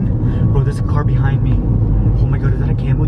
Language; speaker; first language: English; native; English